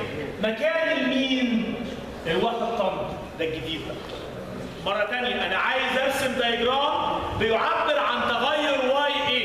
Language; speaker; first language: Arabic; native; Arabic